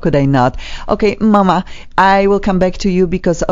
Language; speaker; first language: English; non-native, fluent; Polish